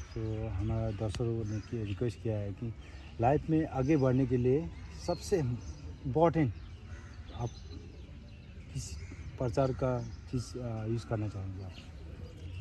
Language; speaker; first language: Hindi; non-native, local second language; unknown